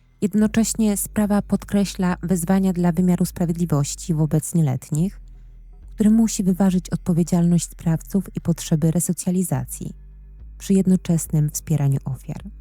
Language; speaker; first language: Polish; native; Polish